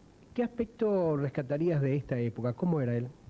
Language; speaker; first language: Spanish; native; Spanish